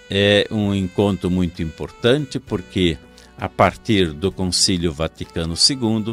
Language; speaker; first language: Portuguese; native; Portuguese